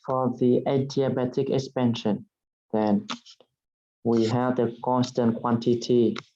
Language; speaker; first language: English; non-native, fluent; Vietnamese